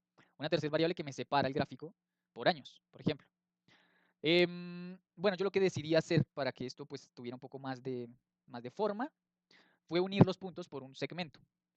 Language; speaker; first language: Spanish; native; Spanish